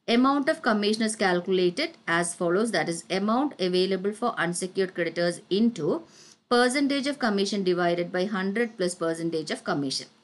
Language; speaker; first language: English; non-native, local second language; Malayalam